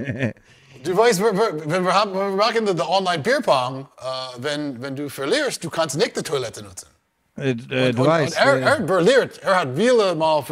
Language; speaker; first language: German; non-native, learner; English